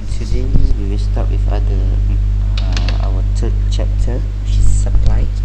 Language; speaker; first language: English; non-native, local second language; Malay